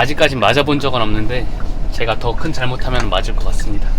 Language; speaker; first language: Korean; native; Korean